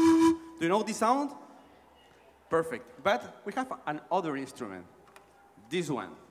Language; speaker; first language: English; non-native, learner; Spanish